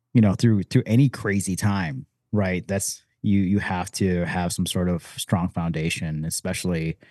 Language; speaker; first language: English; native; English